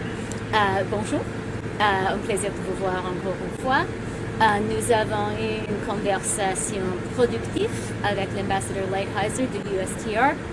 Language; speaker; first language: French; non-native, local second language; English